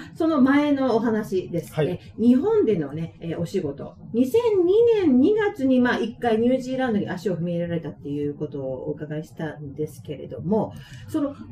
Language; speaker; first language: Japanese; native; Japanese